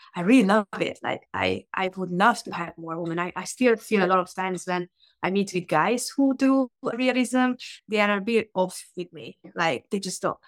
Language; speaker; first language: English; non-native, fluent; Hungarian